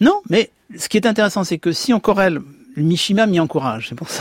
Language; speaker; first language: French; native; French